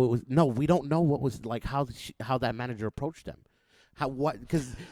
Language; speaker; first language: English; native; English